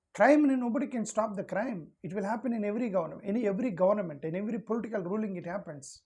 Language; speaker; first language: English; non-native, local second language; Telugu